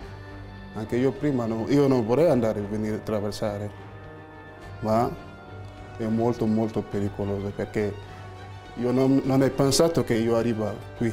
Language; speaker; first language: Italian; non-native, learner; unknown